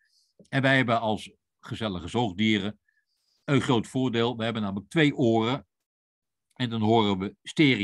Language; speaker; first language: Dutch; native; Dutch